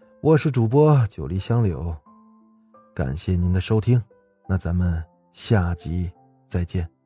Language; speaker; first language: Chinese; native; Chinese